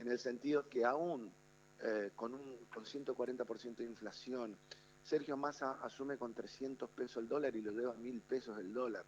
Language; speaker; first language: Spanish; native; Spanish